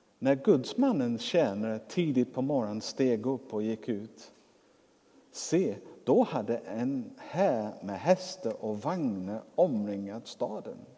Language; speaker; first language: Swedish; non-native, fluent; English